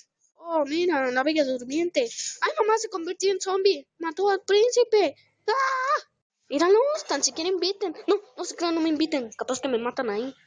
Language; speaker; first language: Spanish; native; Spanish